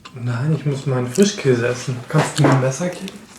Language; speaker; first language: German; non-native, local second language; Korean